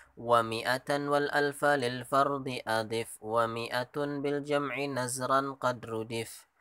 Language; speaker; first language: Arabic; non-native, learner; Indonesian